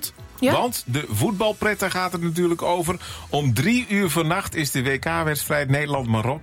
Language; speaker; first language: Dutch; native; Dutch